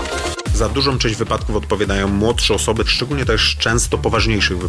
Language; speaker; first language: Polish; native; Polish